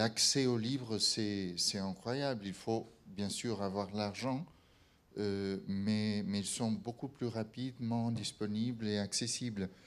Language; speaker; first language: French; non-native, fluent; Portuguese